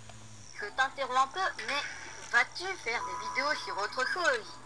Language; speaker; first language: French; native; French